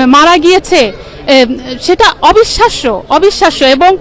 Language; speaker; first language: Bangla; native; Bangla